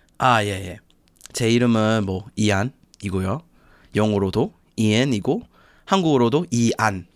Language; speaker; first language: Korean; non-native, fluent; English